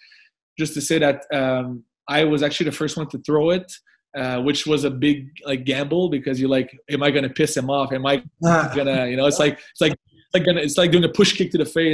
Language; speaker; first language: English; non-native, fluent; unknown